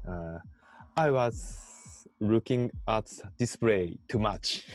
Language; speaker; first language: English; non-native, learner; Japanese